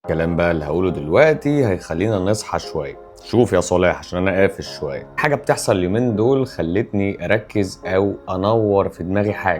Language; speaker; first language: Arabic; native; Arabic